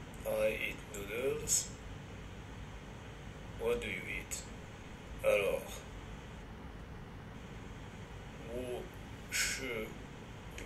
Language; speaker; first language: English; non-native, fluent; French